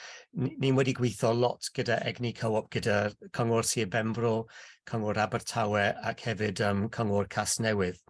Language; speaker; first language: Welsh; non-native, local second language; English